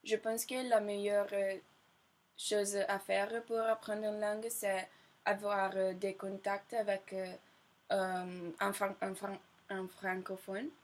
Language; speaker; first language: French; non-native, fluent; Italian